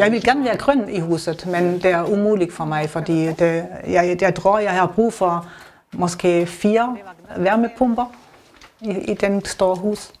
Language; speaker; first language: Danish; non-native, learner; German